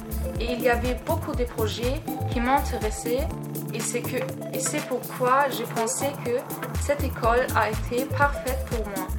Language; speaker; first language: French; non-native, learner; German